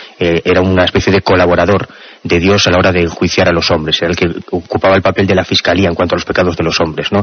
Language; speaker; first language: Spanish; native; Spanish